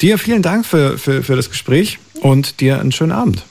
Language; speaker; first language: German; native; German